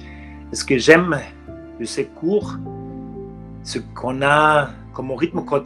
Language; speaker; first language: French; non-native, learner; German